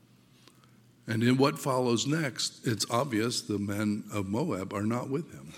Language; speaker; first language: English; native; English